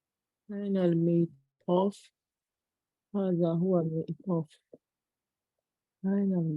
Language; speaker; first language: Arabic; non-native, learner; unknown